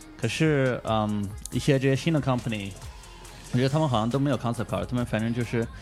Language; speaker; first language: Chinese; early bilingual, heritage; Chinese